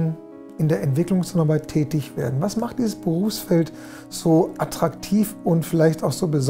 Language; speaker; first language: German; native; German